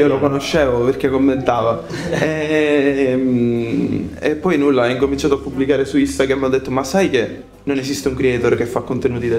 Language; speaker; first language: Italian; native; Italian